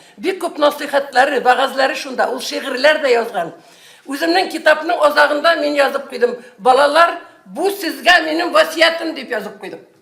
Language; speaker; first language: Tatar; native; Tatar